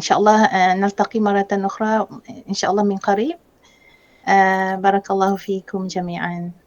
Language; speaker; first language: Arabic; non-native, fluent; Malay